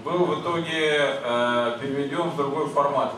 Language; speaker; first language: Russian; native; Russian